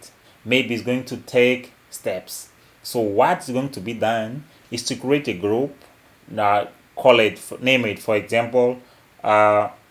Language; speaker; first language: English; non-native, local second language; Portuguese